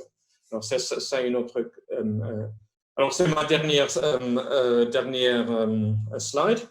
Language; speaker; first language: French; non-native, fluent; Spanish